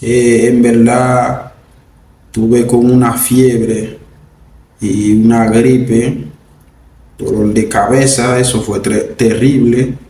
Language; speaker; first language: Spanish; non-native, fluent; Haitian Creole